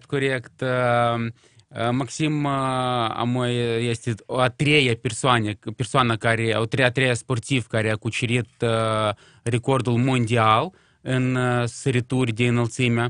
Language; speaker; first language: Romanian; non-native, local second language; Russian